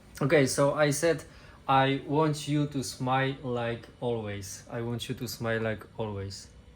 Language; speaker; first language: English; non-native, learner; Polish